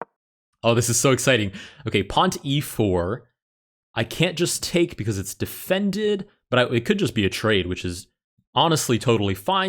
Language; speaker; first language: English; native; English